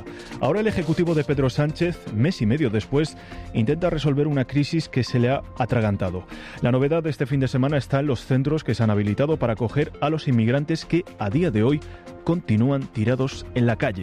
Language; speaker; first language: Spanish; native; Spanish